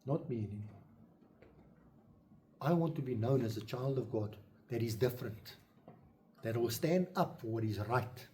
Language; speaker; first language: English; non-native, local second language; Afrikaans